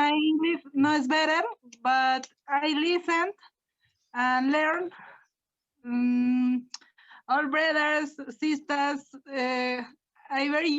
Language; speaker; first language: English; non-native, learner; Spanish